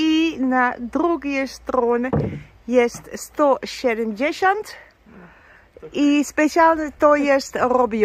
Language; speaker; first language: Polish; non-native, learner; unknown